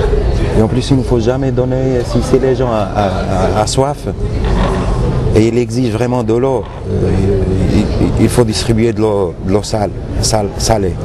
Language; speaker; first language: French; non-native, local second language; Arabic